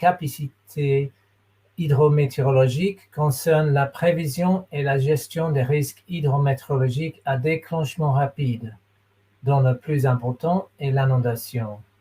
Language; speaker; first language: French; non-native, fluent; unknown